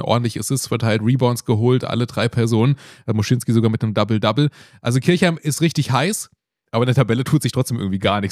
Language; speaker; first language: German; native; German